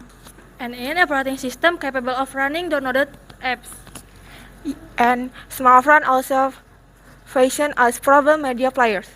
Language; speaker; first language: English; non-native, learner; Indonesian